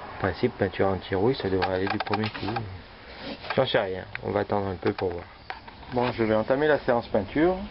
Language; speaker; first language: French; native; French